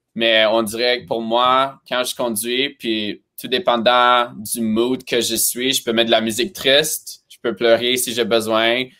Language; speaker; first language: French; early bilingual, other home language; Romanian